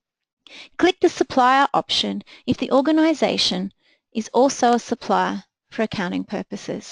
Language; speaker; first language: English; native; English